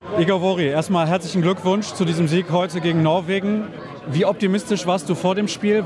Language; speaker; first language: German; native; German